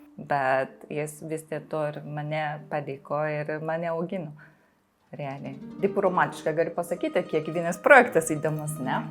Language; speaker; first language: Lithuanian; non-native, fluent; Japanese